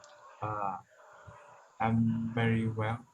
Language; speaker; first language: English; non-native, learner; Vietnamese